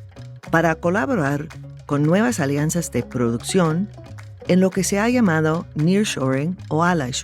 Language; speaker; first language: Spanish; non-native, fluent; English